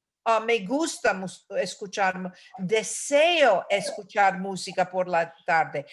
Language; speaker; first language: Spanish; non-native, fluent; English